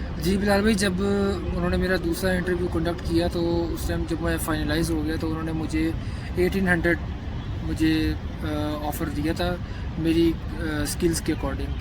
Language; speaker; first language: Urdu; non-native, local second language; Punjabi